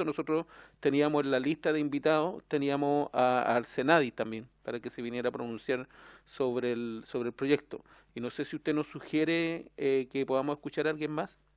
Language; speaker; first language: Spanish; native; Spanish